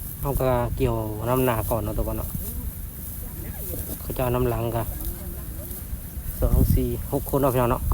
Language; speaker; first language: Thai; non-native, local second language; Lao